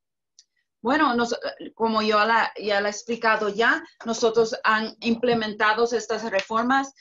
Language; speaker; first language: Spanish; early bilingual, heritage; Spanish